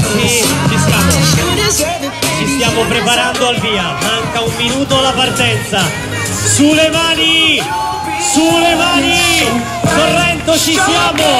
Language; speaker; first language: Italian; native; Italian